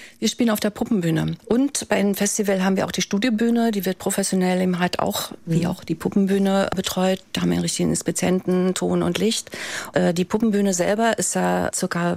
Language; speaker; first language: German; native; German